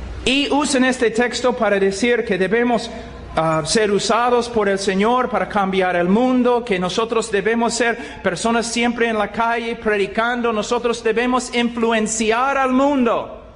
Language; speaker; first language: Spanish; non-native, fluent; English